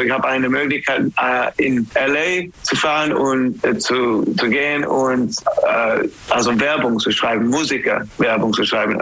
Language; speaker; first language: German; non-native, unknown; English